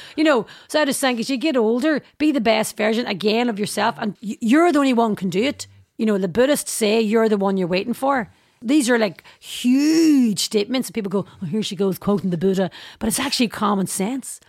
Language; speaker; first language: English; native; English